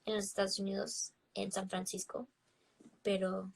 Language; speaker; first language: Spanish; early bilingual, other home language; English